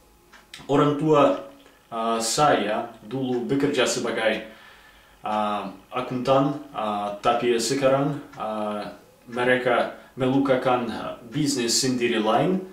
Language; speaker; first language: Indonesian; non-native, learner; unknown